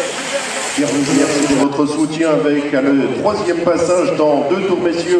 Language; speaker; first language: French; native; French